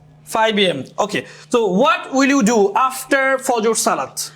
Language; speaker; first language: English; non-native, fluent; Bangla